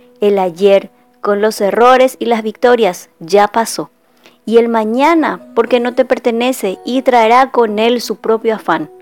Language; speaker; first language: Spanish; native; Spanish